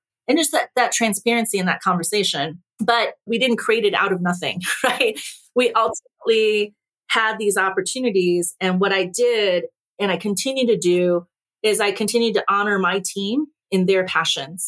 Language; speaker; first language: English; early bilingual, other home language; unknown